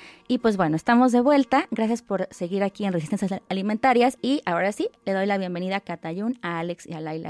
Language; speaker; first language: Spanish; native; Spanish